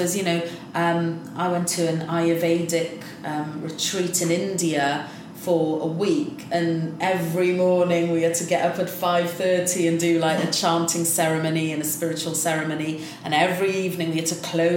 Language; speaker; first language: English; native; English